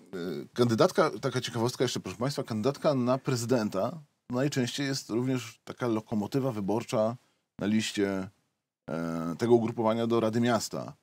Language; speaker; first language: Polish; native; Polish